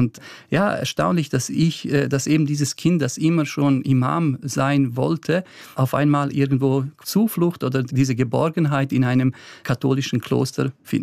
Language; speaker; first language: German; early bilingual, other home language; Bosnian